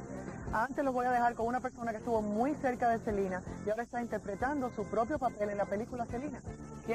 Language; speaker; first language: Spanish; native; Spanish